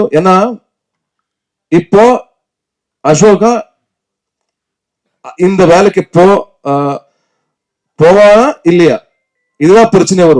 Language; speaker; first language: Tamil; non-native, learner; Kannada